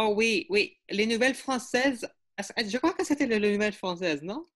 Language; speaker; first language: French; non-native, learner; English